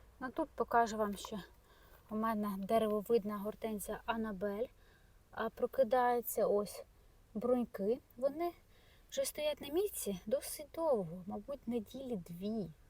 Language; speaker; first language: Ukrainian; non-native, local second language; Russian